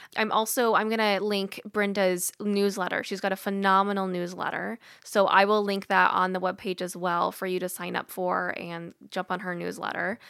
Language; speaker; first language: English; native; English